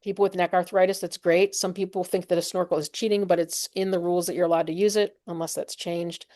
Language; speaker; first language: English; native; English